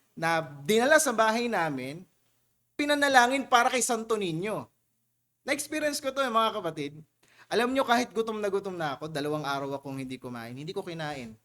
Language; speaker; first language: Filipino; native; Filipino